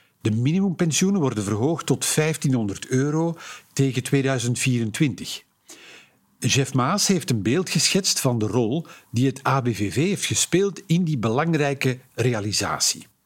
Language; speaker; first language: Dutch; native; Dutch